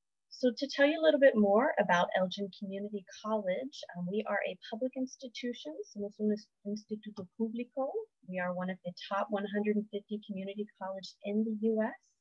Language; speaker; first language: English; native; English